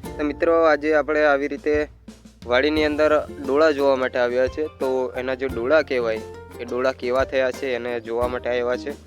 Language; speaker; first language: Gujarati; non-native, local second language; Rathawi